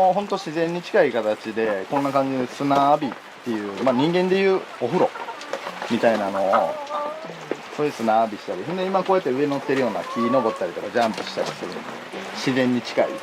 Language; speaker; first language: Japanese; native; Japanese